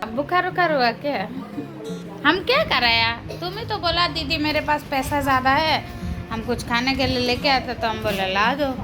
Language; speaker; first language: Hindi; non-native, local second language; Telugu